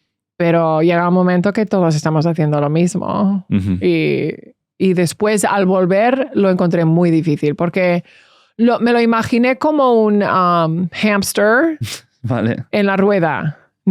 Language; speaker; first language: Spanish; early bilingual, heritage; English